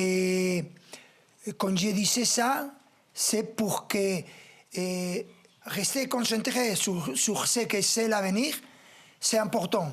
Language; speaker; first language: French; non-native, fluent; Spanish